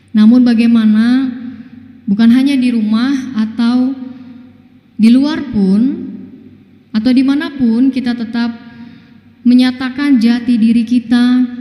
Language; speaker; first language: Indonesian; non-native, local second language; Batak Toba